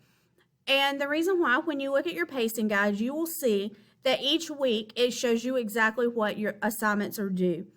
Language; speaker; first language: English; native; English